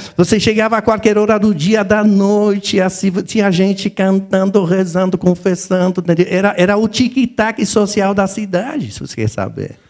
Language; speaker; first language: Portuguese; non-native, fluent; French